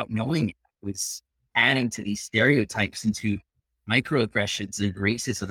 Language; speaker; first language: English; early bilingual, other home language; Spanish